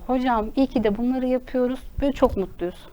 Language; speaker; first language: Turkish; native; Turkish